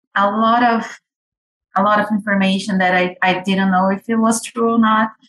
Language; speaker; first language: English; non-native, fluent; Portuguese